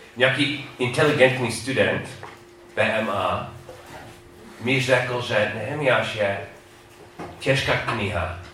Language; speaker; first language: Czech; non-native, fluent; English